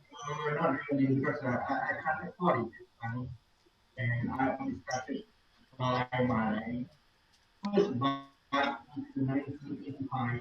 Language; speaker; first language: English; non-native, local second language; Malay